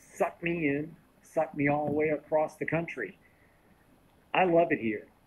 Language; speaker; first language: English; native; English